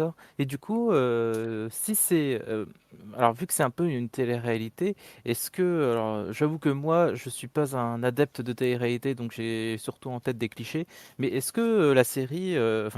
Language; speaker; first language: French; native; French